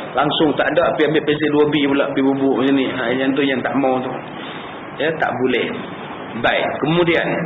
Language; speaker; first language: Malay; native; Malay